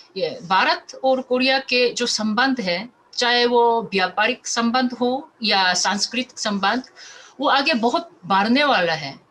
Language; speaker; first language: Hindi; non-native, fluent; Korean